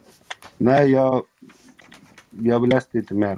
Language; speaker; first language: Swedish; non-native, local second language; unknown